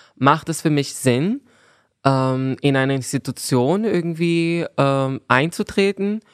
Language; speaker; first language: German; non-native, fluent; Portuguese